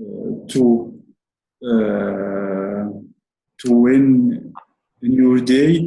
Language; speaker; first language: English; non-native, learner; Arabic